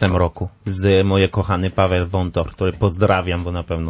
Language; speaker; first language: Polish; non-native, learner; French